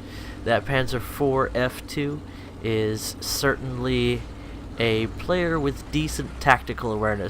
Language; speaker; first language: English; native; English